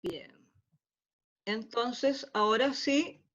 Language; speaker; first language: Spanish; native; Spanish